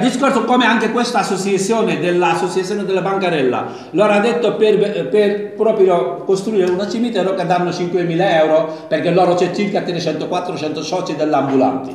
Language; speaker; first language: Italian; non-native, learner; Bangla